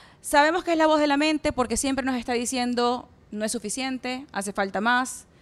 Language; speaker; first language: Spanish; native; Spanish